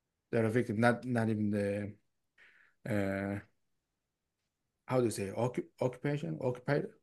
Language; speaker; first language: English; non-native, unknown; Korean